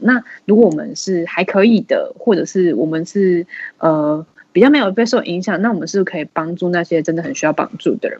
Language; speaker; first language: Chinese; native; Chinese